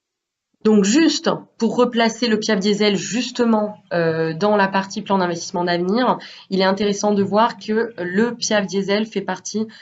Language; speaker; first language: French; native; French